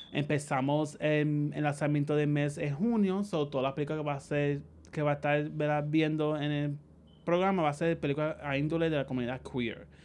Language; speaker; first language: Spanish; native; Spanish